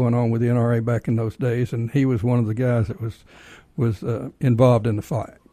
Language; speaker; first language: English; native; English